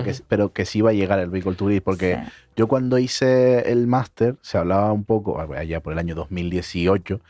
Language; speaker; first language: Spanish; native; Spanish